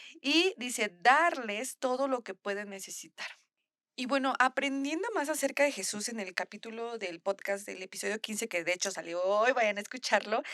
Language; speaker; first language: Spanish; native; Spanish